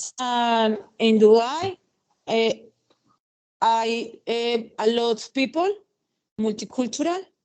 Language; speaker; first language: English; non-native, learner; Spanish